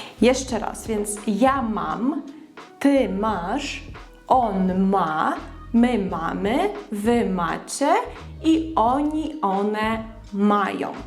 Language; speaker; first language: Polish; non-native, fluent; Ukrainian